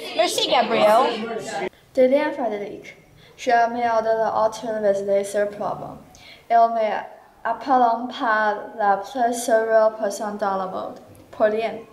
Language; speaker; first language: French; non-native, learner; English